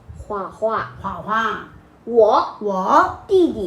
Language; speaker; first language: Chinese; non-native, learner; Korean